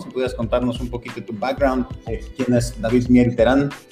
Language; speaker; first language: Spanish; native; Spanish